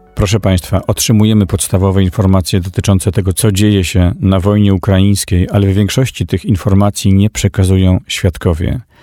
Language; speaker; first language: Polish; native; Polish